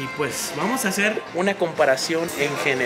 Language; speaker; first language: Spanish; native; Spanish